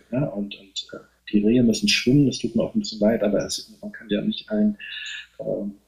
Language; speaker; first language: German; native; German